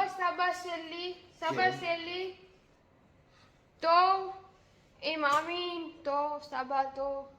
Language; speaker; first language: Hebrew; non-native, learner; Gujarati